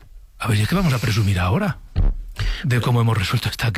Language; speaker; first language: Spanish; native; Spanish